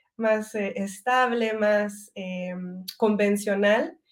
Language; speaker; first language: Spanish; non-native, fluent; French